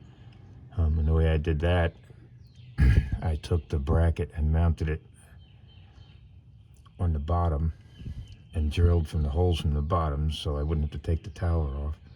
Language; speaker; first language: English; native; English